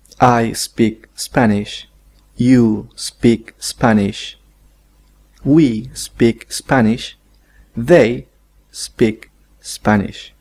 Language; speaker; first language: English; non-native, fluent; Spanish